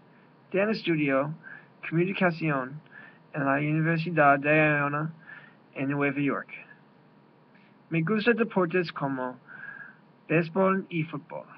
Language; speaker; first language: Spanish; non-native, learner; English